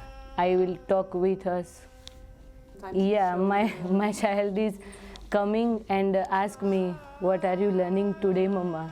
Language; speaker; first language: English; non-native, learner; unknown